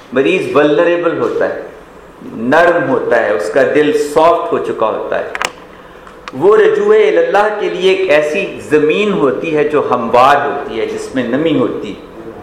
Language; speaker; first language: Urdu; non-native, local second language; Punjabi